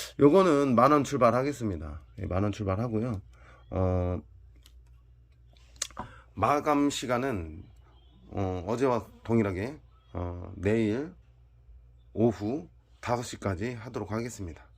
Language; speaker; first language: Korean; native; Korean